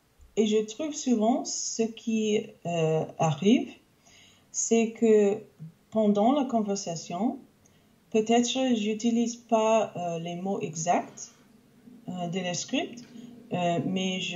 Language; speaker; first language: French; non-native, local second language; English